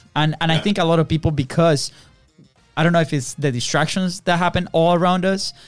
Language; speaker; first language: English; non-native, fluent; Spanish